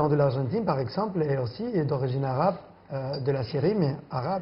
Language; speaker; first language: French; non-native, fluent; Spanish